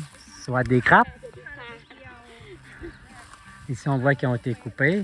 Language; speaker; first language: French; native; French